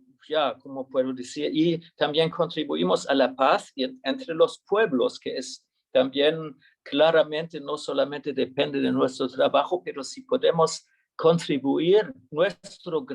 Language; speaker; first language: Spanish; non-native, fluent; German